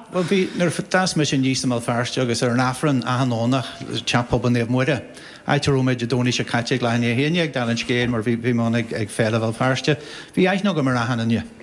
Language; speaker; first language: Irish; native; Irish